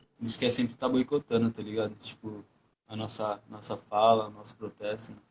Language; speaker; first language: Portuguese; non-native, local second language; Guarani